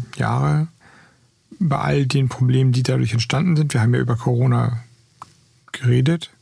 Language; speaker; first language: German; native; German